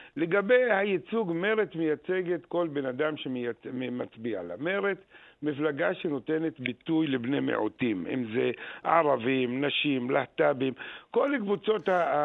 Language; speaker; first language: Hebrew; non-native, local second language; Arabic